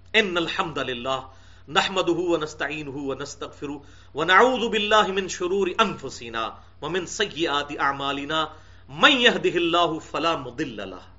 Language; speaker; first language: Urdu; non-native, local second language; Punjabi